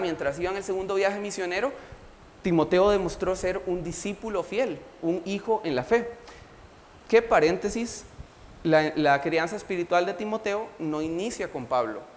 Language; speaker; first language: Spanish; native; Spanish